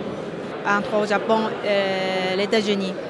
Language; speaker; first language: French; non-native, fluent; Japanese